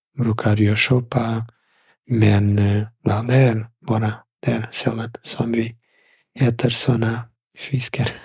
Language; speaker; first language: Swedish; non-native, fluent; Portuguese